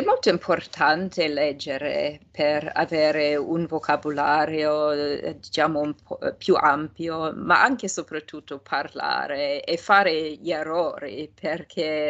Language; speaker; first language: Italian; non-native, fluent; English